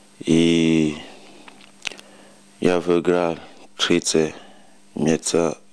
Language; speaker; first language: Russian; non-native, learner; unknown